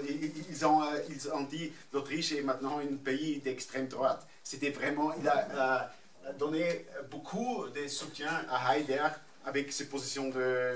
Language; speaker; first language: French; non-native, fluent; German